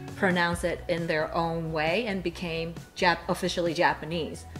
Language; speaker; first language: English; non-native, fluent; Japanese